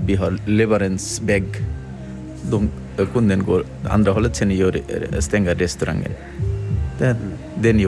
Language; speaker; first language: Swedish; non-native, learner; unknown